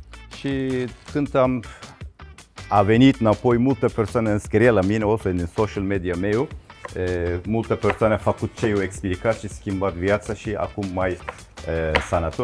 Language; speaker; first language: Romanian; non-native, learner; Turkish